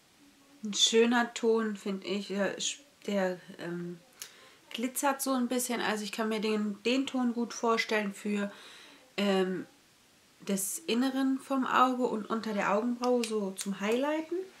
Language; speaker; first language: German; native; German